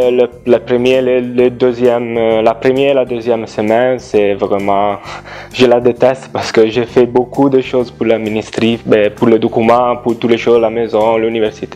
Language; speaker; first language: French; non-native, learner; Italian